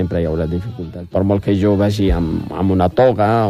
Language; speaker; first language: Catalan; non-native, fluent; Riffian